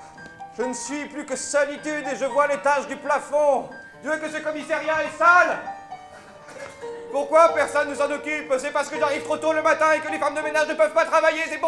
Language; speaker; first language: French; native; French